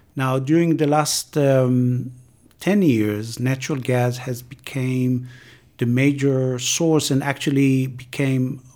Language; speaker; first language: English; non-native, fluent; Hebrew